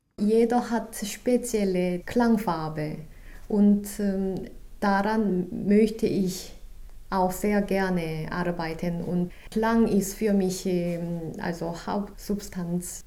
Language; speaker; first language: German; non-native, fluent; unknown